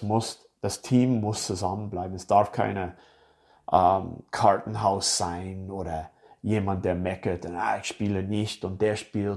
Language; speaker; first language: German; non-native, fluent; English